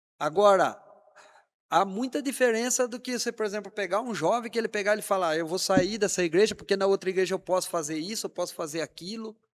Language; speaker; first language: Portuguese; native; Portuguese